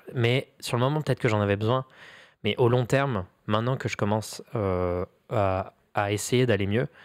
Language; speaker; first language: French; native; French